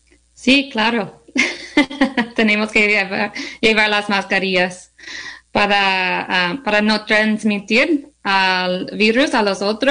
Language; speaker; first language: Spanish; non-native, learner; English